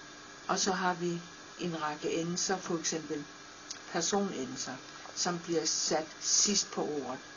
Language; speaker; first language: Danish; non-native, local second language; Kalaallisut